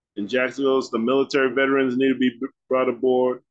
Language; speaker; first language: English; native; English